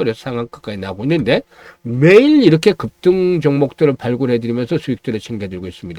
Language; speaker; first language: Korean; native; Korean